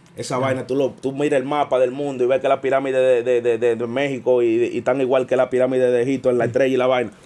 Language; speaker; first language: Spanish; native; Spanish